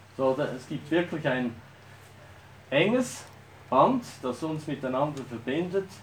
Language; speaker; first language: German; native; German